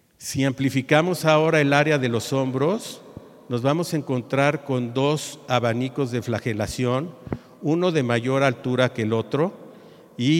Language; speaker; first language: Spanish; native; Spanish